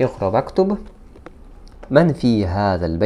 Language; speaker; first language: Arabic; non-native, fluent; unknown